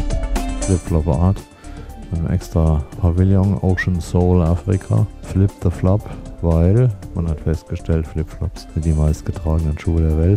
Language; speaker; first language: German; native; German